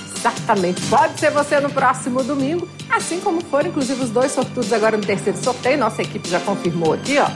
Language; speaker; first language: Portuguese; native; Portuguese